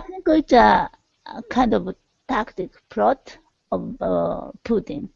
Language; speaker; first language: English; non-native, learner; Japanese